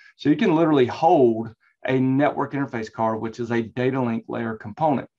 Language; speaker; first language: English; native; English